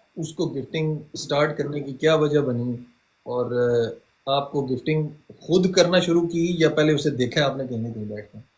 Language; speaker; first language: Urdu; non-native, local second language; Punjabi